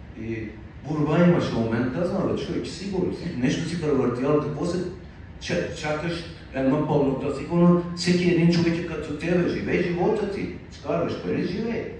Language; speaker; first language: Bulgarian; non-native, fluent; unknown